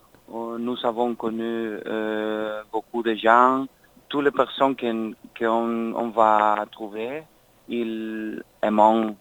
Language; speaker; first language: French; non-native, learner; Spanish